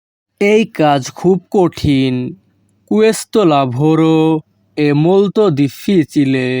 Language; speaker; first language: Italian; non-native, learner; Bangla